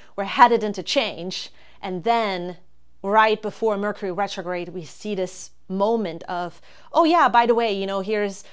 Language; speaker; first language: English; non-native, fluent; German